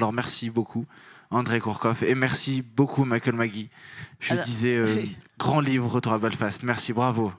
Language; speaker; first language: French; native; French